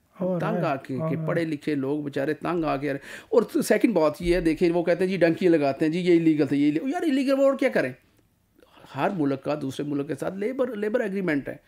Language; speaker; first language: Urdu; non-native, local second language; Punjabi